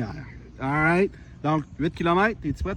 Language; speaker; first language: French; native; French